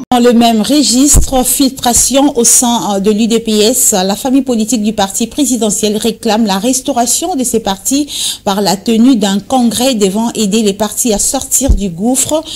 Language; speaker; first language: French; non-native, local second language; Lingala